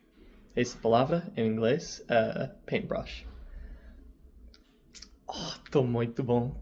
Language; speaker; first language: Portuguese; non-native, learner; English